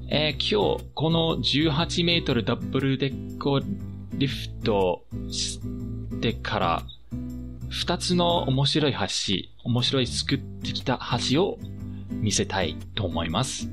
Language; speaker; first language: Japanese; non-native, fluent; English